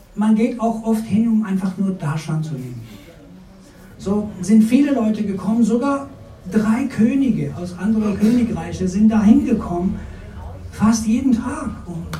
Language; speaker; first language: German; non-native, fluent; Persian